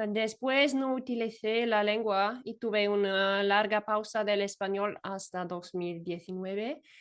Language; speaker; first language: Spanish; non-native, fluent; German